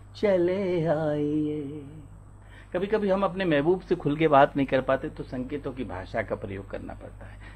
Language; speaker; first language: Hindi; native; Hindi